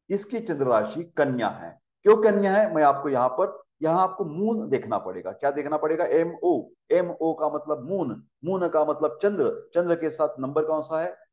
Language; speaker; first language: Hindi; non-native, local second language; Marathi